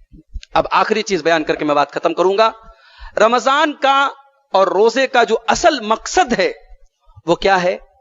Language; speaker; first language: Urdu; native; Urdu